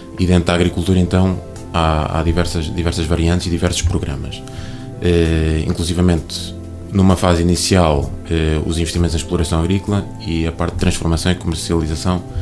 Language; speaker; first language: Portuguese; native; Portuguese